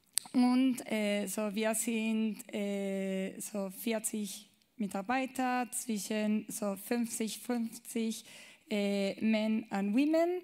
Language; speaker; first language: German; non-native, learner; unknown